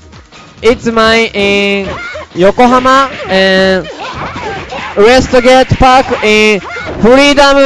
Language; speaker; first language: English; non-native, learner; Japanese